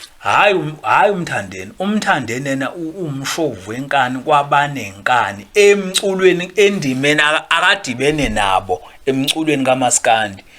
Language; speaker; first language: Zulu; native; Zulu